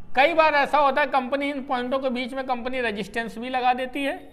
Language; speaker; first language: Hindi; native; Hindi